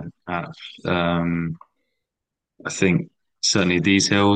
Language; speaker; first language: English; native; English